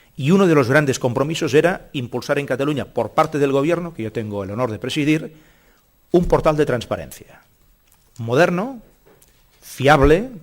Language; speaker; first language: Spanish; non-native, local second language; Catalan